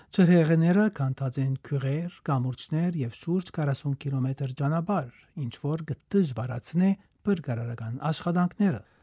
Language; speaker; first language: Armenian; early bilingual, heritage; Armenian